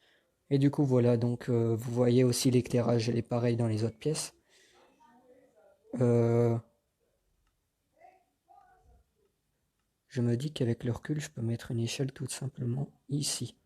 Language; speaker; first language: French; native; French